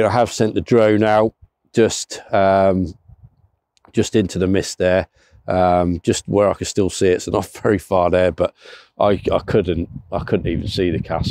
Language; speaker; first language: English; native; English